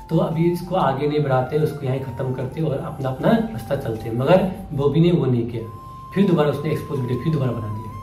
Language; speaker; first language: Hindi; non-native, local second language; Nepali